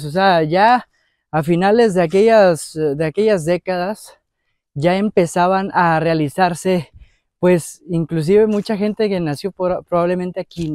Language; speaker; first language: Spanish; native; Spanish